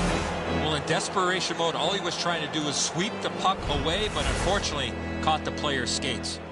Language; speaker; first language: English; native; English